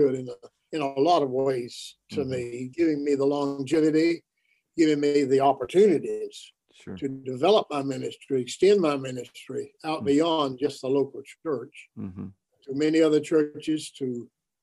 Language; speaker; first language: English; native; English